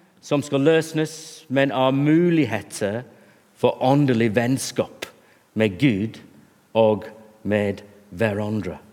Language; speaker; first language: Norwegian; non-native, fluent; English